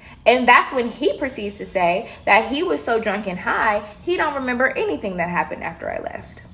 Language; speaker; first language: English; native; English